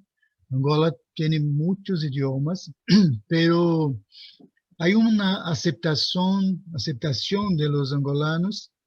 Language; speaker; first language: Spanish; non-native, fluent; Portuguese